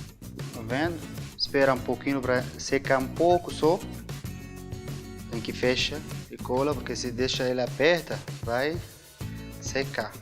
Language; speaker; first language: Portuguese; non-native, learner; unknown